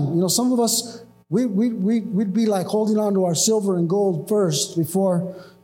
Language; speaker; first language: English; early bilingual, other home language; Spanish